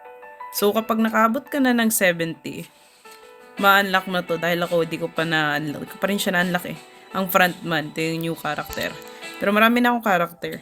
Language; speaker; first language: Filipino; native; Filipino